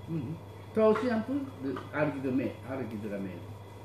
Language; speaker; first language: French; non-native, learner; Japanese